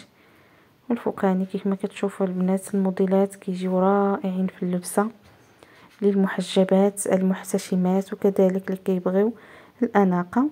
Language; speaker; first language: Arabic; native; Arabic